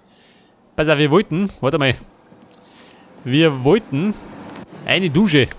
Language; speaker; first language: German; native; German